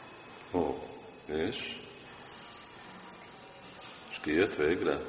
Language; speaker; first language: Hungarian; non-native, fluent; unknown